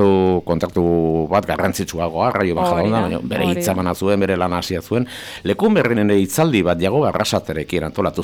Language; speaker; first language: Basque; native; Basque